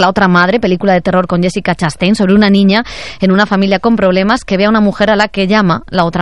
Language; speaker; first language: Spanish; native; Spanish